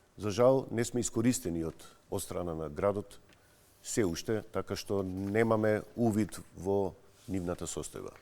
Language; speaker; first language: Macedonian; native; Macedonian